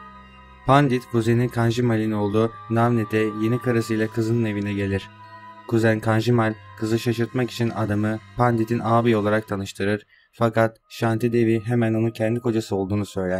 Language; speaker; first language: Turkish; native; Turkish